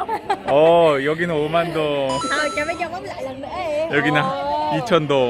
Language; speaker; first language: Korean; native; Korean